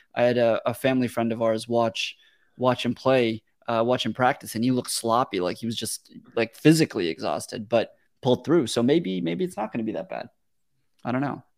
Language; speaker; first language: English; early bilingual, other home language; Russian